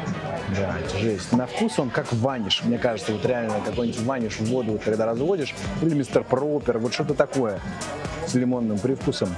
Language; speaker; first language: Russian; native; Russian